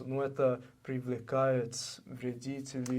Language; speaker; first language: Russian; non-native, learner; English